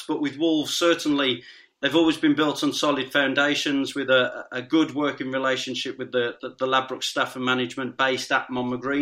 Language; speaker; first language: English; native; English